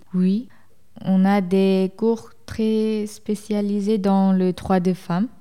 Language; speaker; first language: French; non-native, fluent; Korean